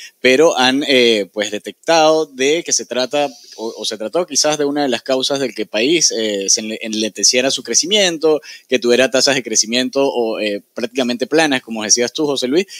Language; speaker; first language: Spanish; native; Spanish